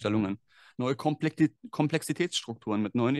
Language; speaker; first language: German; native; German